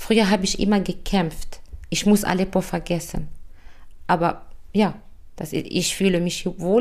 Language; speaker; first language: German; non-native, fluent; Arabic